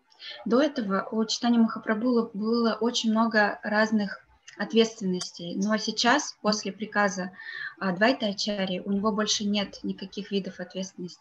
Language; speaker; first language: Russian; native; Russian